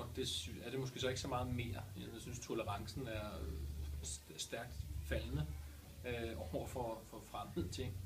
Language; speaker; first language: Danish; native; Danish